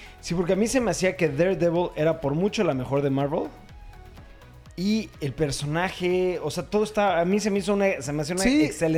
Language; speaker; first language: Spanish; native; Spanish